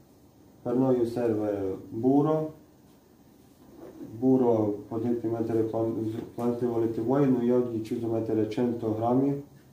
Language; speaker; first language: Italian; non-native, learner; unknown